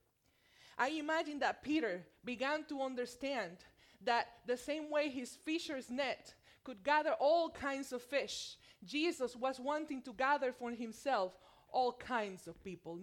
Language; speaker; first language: English; non-native, fluent; Spanish